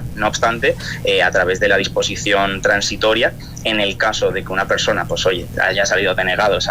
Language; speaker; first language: Spanish; native; Spanish